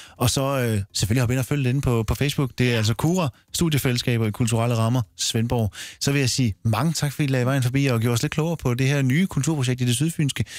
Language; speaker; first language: Danish; native; Danish